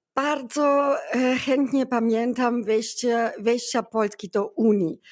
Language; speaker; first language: Polish; non-native, learner; German